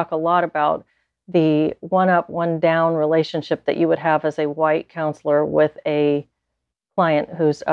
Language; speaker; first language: English; native; English